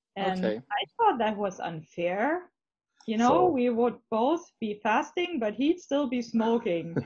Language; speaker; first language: English; non-native, fluent; German